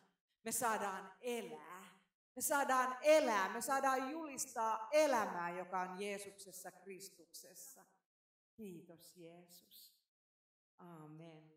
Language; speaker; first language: Finnish; native; Finnish